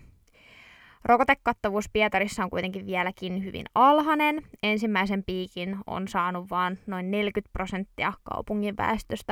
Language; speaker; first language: Finnish; native; Finnish